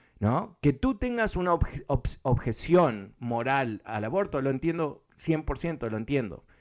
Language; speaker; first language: Spanish; early bilingual, other home language; English